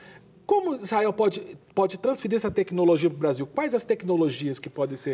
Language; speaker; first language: Portuguese; native; Portuguese